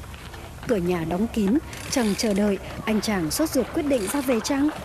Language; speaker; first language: Vietnamese; native; Vietnamese